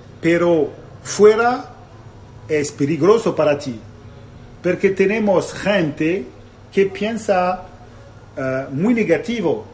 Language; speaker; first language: Spanish; non-native, learner; Italian